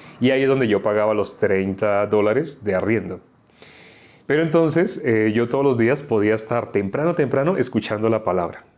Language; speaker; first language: Spanish; native; Spanish